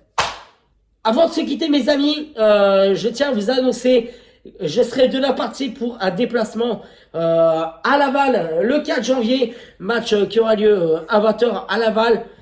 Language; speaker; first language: French; native; French